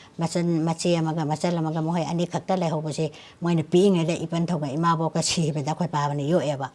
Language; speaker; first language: Manipuri; native; Manipuri